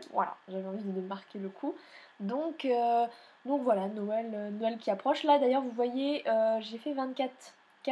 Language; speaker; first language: French; native; French